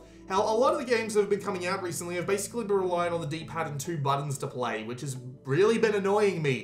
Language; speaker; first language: English; native; English